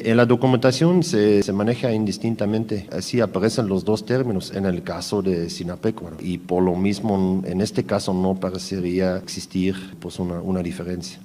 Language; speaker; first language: Spanish; native; Spanish